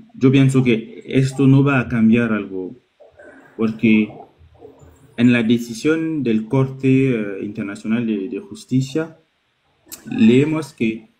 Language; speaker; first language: Spanish; non-native, learner; French